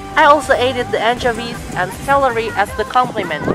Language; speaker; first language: English; non-native, learner; Indonesian